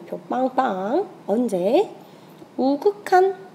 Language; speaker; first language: Korean; native; Korean